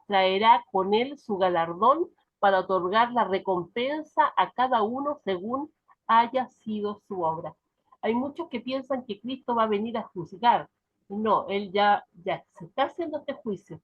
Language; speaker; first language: Spanish; native; Spanish